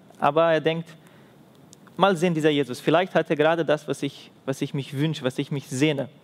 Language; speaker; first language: German; non-native, fluent; Portuguese